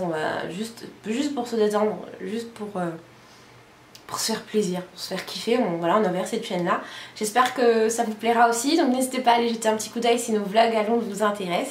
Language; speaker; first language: French; native; French